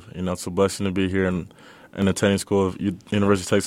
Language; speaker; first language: English; native; English